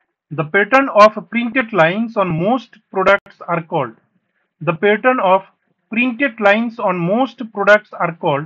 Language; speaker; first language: English; non-native, local second language; Bangla